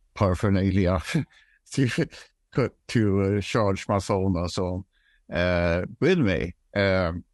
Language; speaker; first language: English; non-native, fluent; Swedish